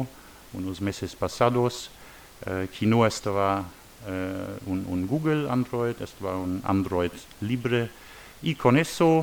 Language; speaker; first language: Spanish; non-native, learner; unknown